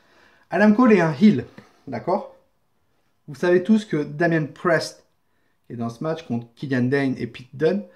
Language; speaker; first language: French; native; French